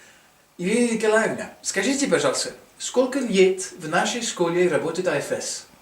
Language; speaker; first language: Russian; non-native, learner; French